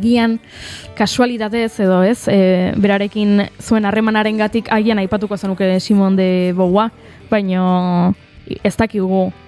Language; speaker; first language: Basque; native; Basque